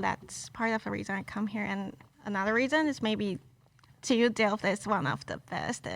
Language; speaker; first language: English; non-native, local second language; Chinese